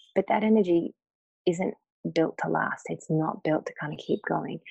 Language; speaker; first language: English; native; English